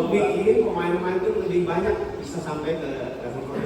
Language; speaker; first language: Indonesian; native; Indonesian